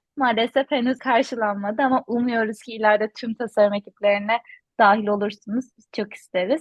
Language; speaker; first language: Turkish; native; Turkish